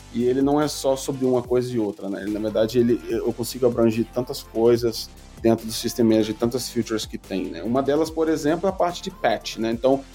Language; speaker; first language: Portuguese; native; Portuguese